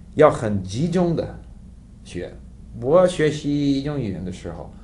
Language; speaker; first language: Chinese; non-native, fluent; English